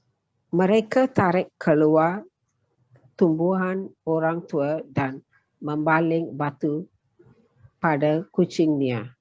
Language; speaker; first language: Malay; non-native, learner; Tamil